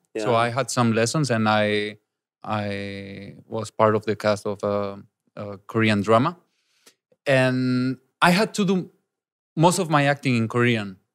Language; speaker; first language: English; non-native, fluent; Spanish